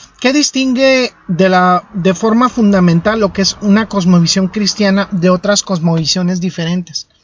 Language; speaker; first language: Spanish; native; Spanish